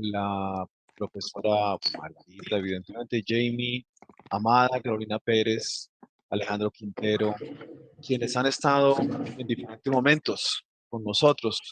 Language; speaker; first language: Spanish; native; Spanish